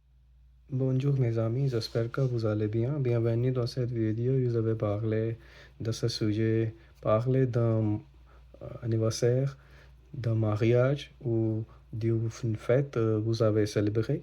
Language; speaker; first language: French; non-native, learner; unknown